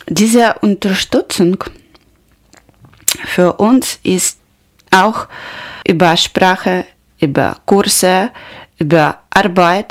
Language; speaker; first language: German; non-native, learner; Ukrainian